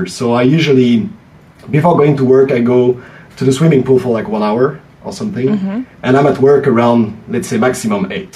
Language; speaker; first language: English; non-native, fluent; French